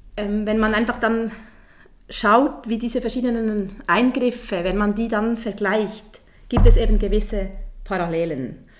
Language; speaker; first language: German; native; German